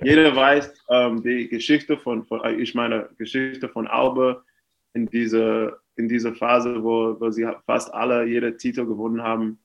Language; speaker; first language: German; non-native, fluent; English